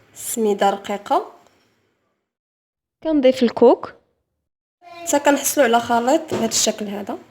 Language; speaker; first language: Arabic; native; Arabic